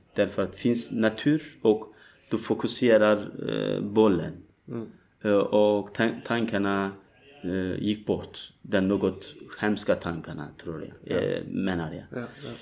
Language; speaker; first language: Swedish; non-native, fluent; Turkish